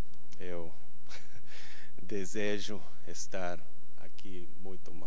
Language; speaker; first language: Portuguese; non-native, learner; English